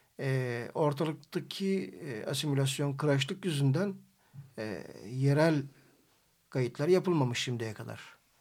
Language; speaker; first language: Turkish; native; Turkish